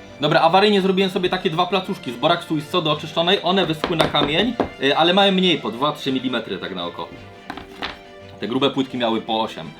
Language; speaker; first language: Polish; native; Polish